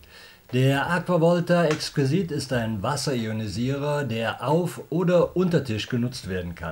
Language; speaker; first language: German; native; German